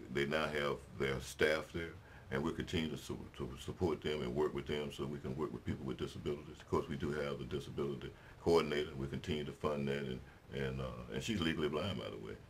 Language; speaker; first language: English; native; English